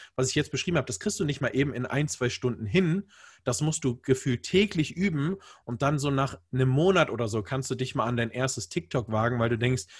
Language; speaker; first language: German; native; German